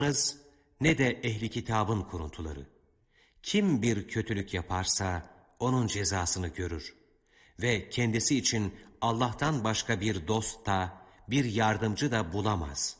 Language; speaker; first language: Turkish; native; Turkish